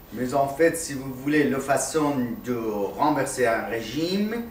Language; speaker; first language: French; non-native, fluent; Persian